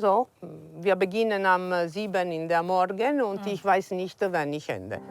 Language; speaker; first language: German; non-native, learner; Italian